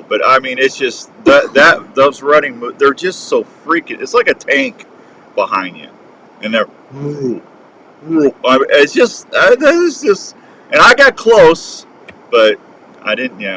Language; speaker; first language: English; native; English